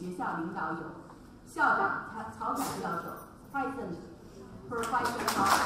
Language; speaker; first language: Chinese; native; Chinese